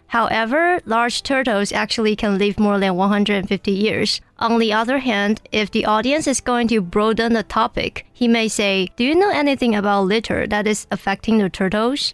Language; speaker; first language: English; non-native, fluent; Chinese